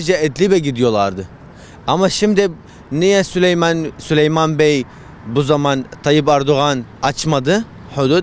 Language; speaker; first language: Turkish; non-native, fluent; Arabic